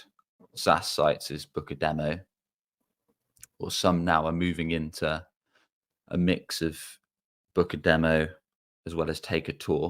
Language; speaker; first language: English; native; English